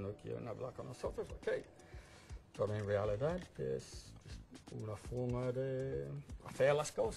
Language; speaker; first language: Spanish; non-native, fluent; English